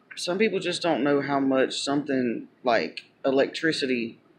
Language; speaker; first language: English; native; English